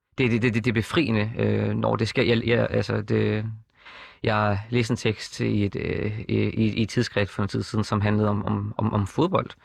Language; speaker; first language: Danish; native; Danish